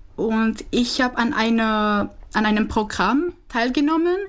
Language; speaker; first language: German; non-native, fluent; Czech